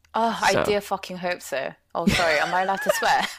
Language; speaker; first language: English; native; English